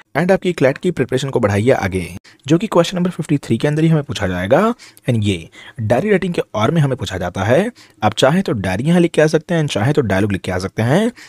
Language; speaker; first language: Hindi; non-native, local second language; Gujarati